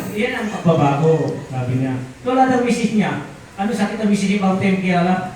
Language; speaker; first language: Filipino; non-native, local second language; Cebuano